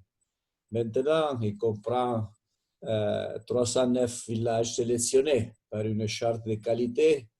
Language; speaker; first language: French; non-native, fluent; Italian